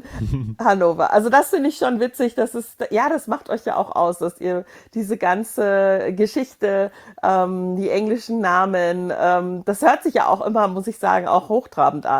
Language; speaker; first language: German; native; German